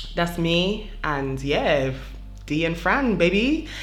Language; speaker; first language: English; non-native, local second language; French